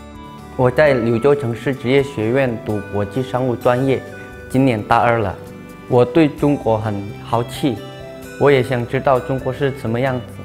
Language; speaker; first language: Chinese; non-native, fluent; Indonesian